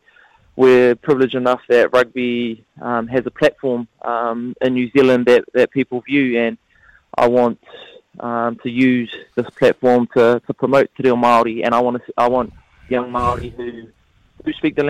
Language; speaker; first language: English; native; English